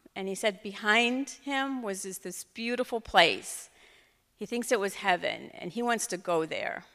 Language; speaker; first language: English; native; English